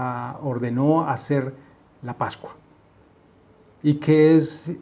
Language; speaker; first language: Spanish; native; Spanish